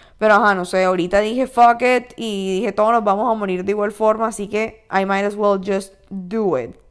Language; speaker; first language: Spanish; native; Spanish